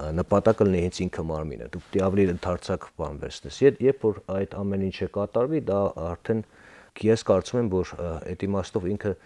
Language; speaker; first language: Armenian; native; Armenian